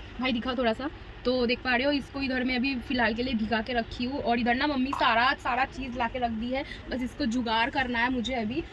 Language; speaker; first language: Hindi; non-native, local second language; Bangla